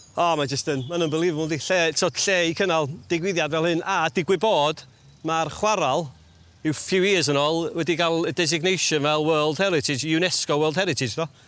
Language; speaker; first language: Welsh; native; Welsh